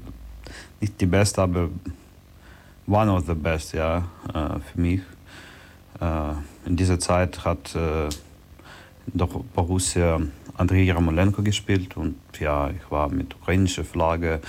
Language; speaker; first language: German; non-native, learner; Ukrainian